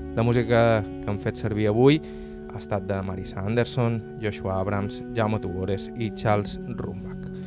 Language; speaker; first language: Catalan; native; Catalan